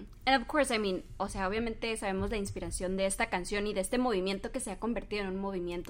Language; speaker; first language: Spanish; early bilingual, heritage; Spanish